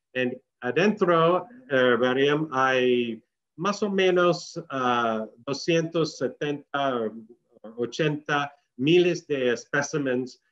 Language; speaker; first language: Spanish; non-native, learner; English